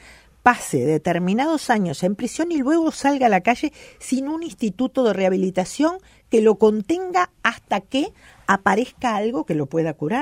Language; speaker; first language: Spanish; native; Spanish